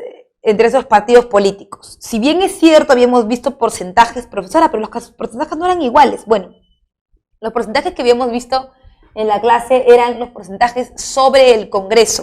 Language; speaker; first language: Spanish; native; Spanish